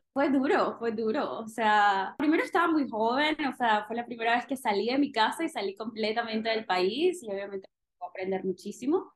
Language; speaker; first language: Spanish; native; Spanish